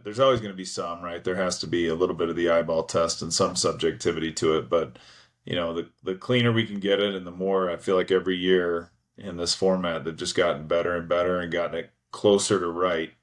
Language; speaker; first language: English; native; English